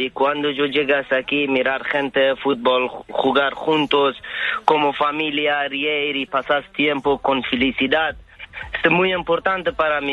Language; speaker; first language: Spanish; non-native, learner; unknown